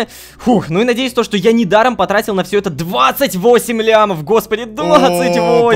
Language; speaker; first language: Russian; native; Russian